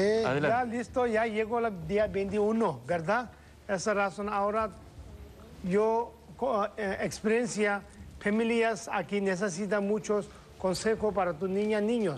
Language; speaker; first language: Spanish; non-native, learner; Tibetan